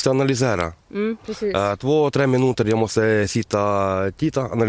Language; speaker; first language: Swedish; non-native, learner; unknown